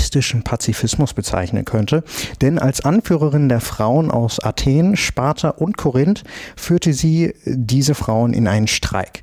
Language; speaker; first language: German; native; German